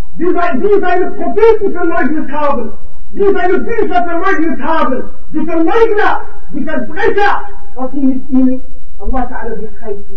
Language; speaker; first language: German; non-native, fluent; Arabic